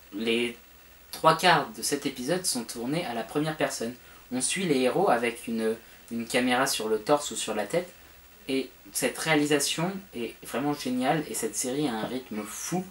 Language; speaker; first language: French; native; French